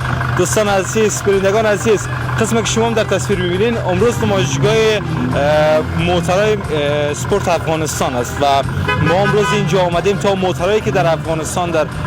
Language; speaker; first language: Persian; native; Persian